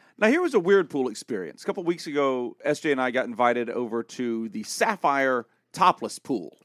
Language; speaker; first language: English; native; English